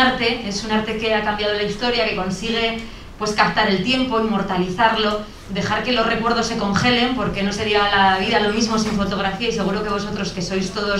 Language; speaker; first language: Spanish; native; Spanish